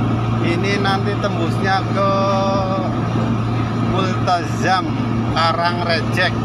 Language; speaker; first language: Indonesian; non-native, local second language; Javanese